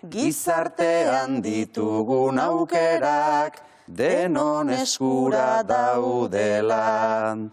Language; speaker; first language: Basque; native; Basque